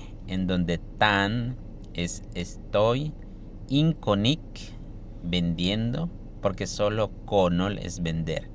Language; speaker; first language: Spanish; non-native, local second language; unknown